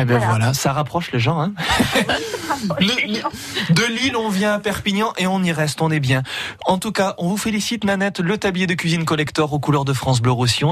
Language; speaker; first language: French; native; French